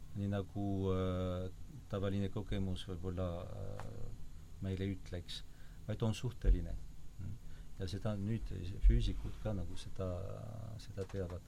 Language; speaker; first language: Estonian; non-native, fluent; French